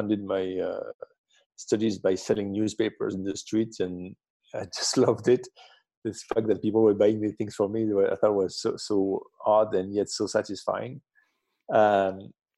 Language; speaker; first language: English; non-native, fluent; French